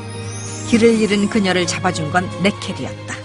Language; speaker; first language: Korean; native; Korean